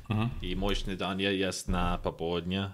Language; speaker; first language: Polish; non-native, learner; English